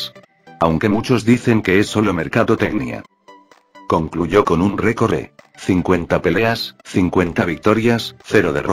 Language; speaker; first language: Spanish; native; Spanish